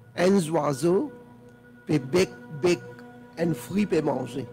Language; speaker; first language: French; non-native, learner; Telugu